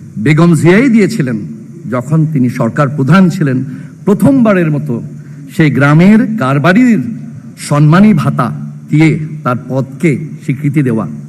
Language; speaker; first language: Bangla; non-native, local second language; Chakma